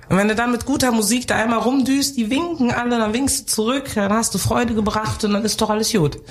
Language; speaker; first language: German; early bilingual, other home language; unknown